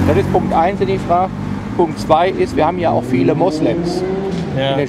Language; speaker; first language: German; native; German